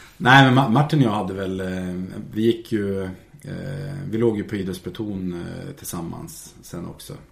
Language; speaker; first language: Swedish; native; Swedish